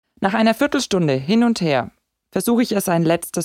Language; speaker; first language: German; native; German